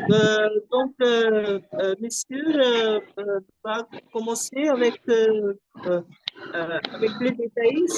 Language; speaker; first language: French; non-native, fluent; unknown